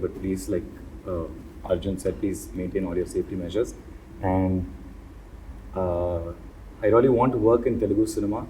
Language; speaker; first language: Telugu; non-native, learner; Tamil